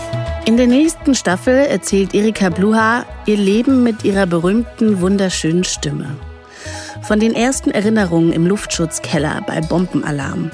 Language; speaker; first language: German; native; German